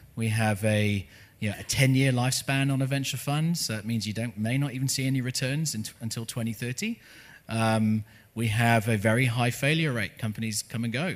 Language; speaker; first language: English; native; English